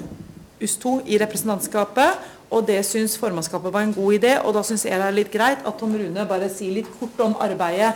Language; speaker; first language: Norwegian; native; Norwegian